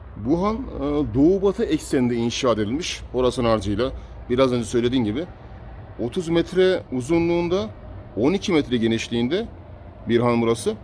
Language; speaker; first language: Turkish; native; Turkish